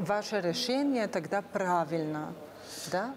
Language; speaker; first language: Russian; non-native, fluent; Slovenian